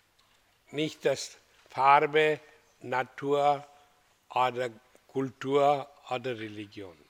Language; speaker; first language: German; non-native, fluent; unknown